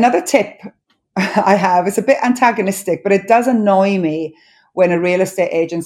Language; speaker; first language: English; non-native, local second language; Welsh